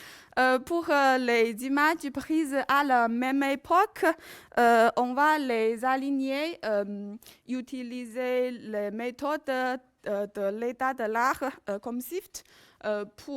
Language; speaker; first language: French; non-native, learner; Chinese